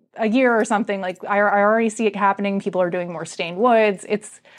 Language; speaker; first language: English; native; English